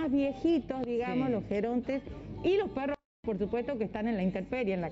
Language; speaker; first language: Spanish; native; Spanish